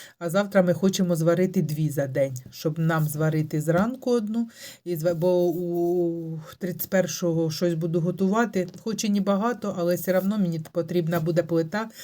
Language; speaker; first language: Ukrainian; native; Ukrainian